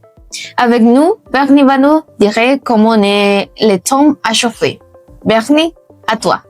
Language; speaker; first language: French; non-native, learner; Spanish